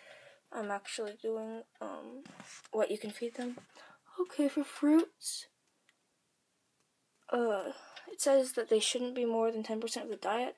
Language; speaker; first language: English; native; English